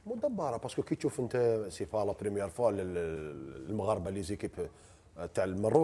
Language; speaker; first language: Arabic; native; Arabic